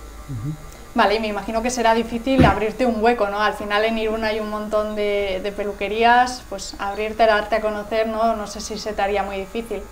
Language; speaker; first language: Spanish; native; Spanish